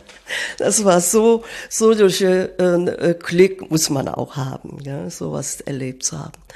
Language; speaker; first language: German; non-native, fluent; Korean